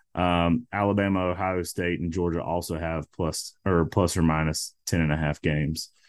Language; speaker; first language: English; native; English